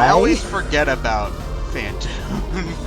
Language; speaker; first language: English; native; English